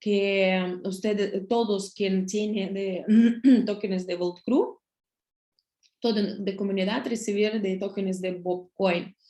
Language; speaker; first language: Spanish; non-native, learner; Russian